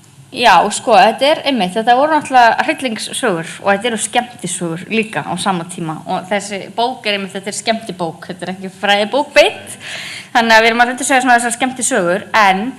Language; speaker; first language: Icelandic; native; Icelandic